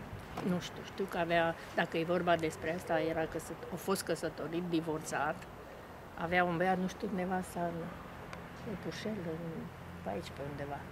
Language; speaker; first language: Romanian; native; Romanian